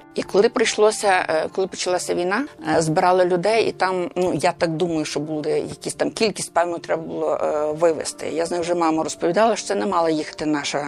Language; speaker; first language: Ukrainian; native; Ukrainian